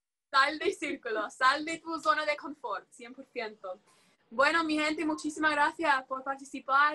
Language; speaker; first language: Spanish; non-native, fluent; English